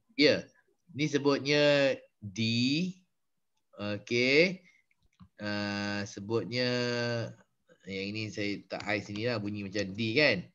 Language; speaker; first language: Malay; native; Malay